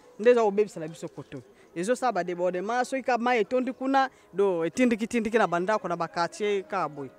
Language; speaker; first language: Lingala; native; Lingala